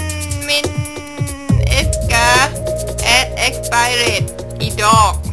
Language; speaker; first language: Swedish; non-native, learner; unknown